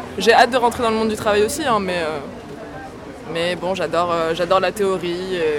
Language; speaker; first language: French; native; French